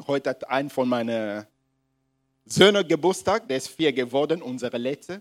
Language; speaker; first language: German; non-native, fluent; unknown